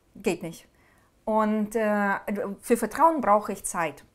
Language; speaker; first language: German; non-native, fluent; Ukrainian